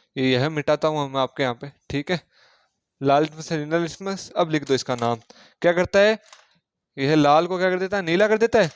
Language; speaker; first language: Hindi; native; Hindi